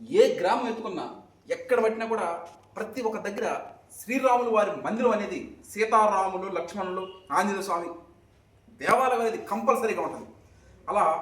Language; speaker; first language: Telugu; native; Telugu